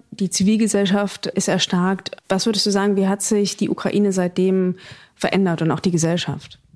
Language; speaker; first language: German; native; German